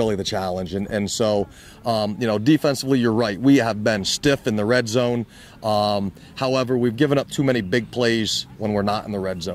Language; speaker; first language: English; native; English